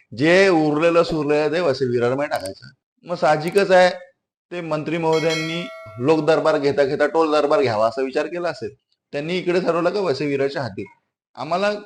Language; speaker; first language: Marathi; native; Marathi